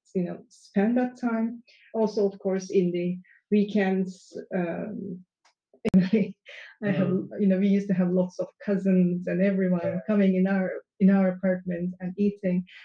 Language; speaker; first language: English; non-native, fluent; Turkish